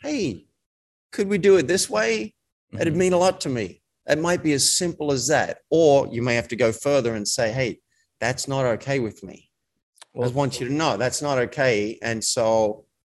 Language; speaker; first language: English; native; English